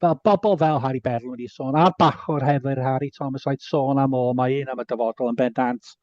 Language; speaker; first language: Welsh; native; Welsh